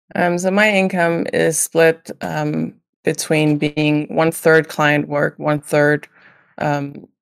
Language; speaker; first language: English; non-native, fluent; Danish